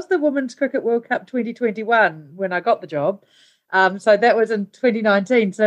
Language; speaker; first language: English; native; English